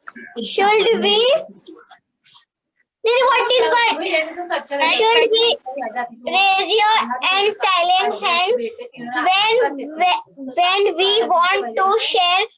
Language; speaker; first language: English; non-native, learner; Hindi